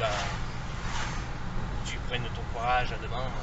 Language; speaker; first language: French; native; French